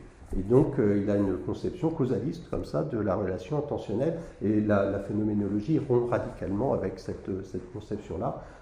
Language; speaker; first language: French; native; French